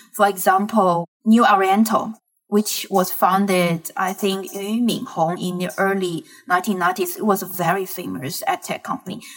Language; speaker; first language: English; non-native, fluent; Chinese